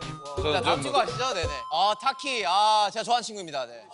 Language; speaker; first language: Korean; native; Korean